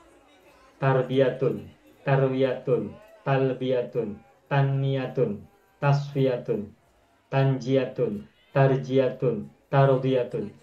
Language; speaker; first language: Arabic; non-native, fluent; Indonesian